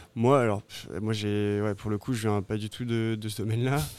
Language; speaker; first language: French; native; French